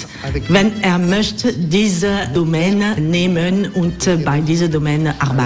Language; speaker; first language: German; non-native, learner; French